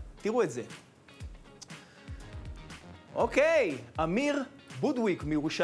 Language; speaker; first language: Hebrew; native; Hebrew